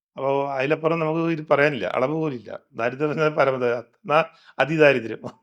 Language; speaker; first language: Malayalam; native; Malayalam